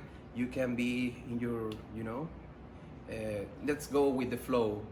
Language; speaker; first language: English; non-native, learner; Spanish